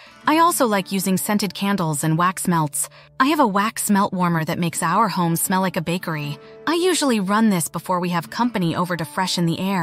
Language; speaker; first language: English; native; English